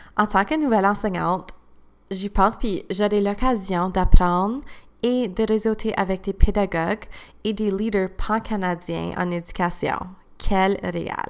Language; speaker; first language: French; native; French